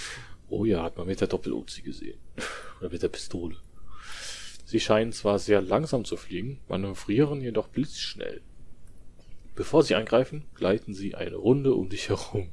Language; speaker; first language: German; native; German